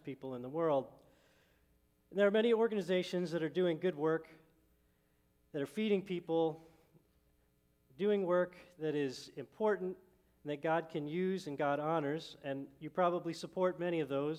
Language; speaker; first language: English; native; English